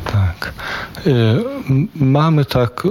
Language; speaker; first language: Polish; non-native, fluent; Lithuanian